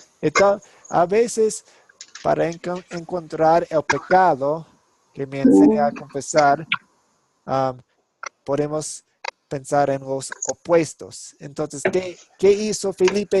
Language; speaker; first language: Spanish; non-native, fluent; English